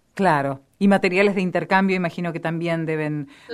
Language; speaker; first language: Spanish; native; Spanish